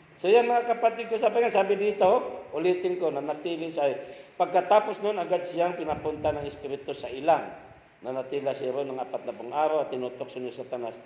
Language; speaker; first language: Filipino; non-native, local second language; Cebuano